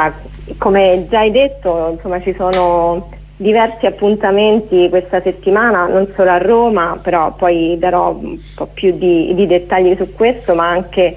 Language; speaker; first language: Italian; native; Italian